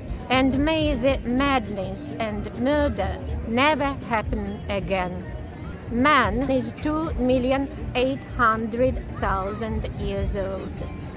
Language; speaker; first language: English; non-native, fluent; Russian